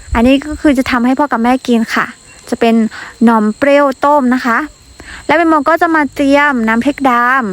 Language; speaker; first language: Thai; non-native, local second language; Karen languages